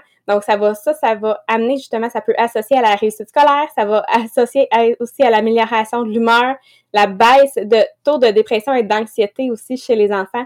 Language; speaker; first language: French; native; French